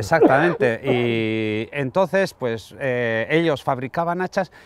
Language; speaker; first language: Spanish; non-native, local second language; Basque